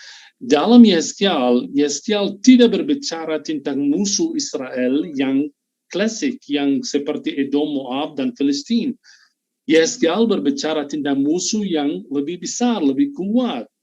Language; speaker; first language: Indonesian; non-native, fluent; Arabic